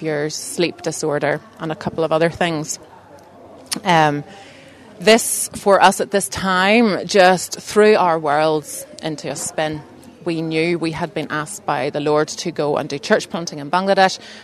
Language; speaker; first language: English; native; English